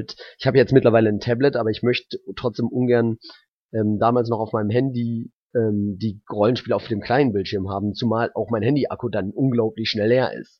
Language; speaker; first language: German; native; German